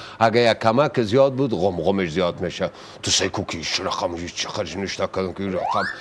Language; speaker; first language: Persian; native; Persian